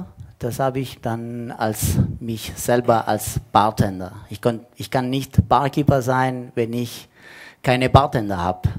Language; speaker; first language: German; non-native, fluent; Italian